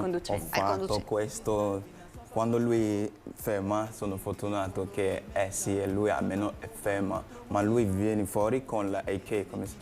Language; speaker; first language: Italian; non-native, learner; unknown